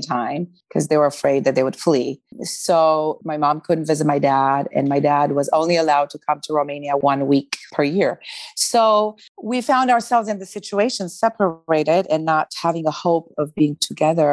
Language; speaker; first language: English; non-native, fluent; Romanian